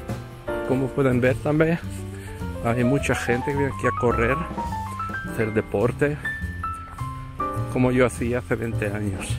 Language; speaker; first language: Spanish; non-native, fluent; Portuguese